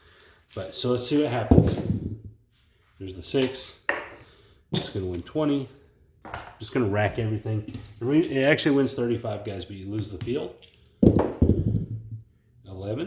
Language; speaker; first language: English; native; English